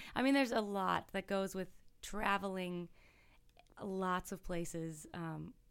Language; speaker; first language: English; native; English